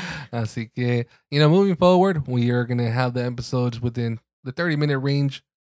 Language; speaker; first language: English; early bilingual, other home language; Spanish